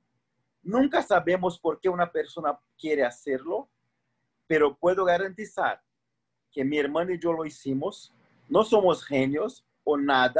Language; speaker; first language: Spanish; non-native, fluent; Portuguese